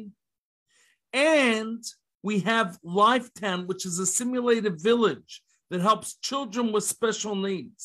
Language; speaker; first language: English; native; English